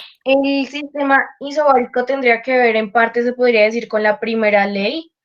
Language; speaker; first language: Spanish; native; Spanish